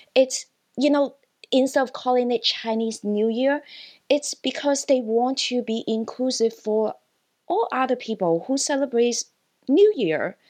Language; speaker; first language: English; non-native, local second language; Cantonese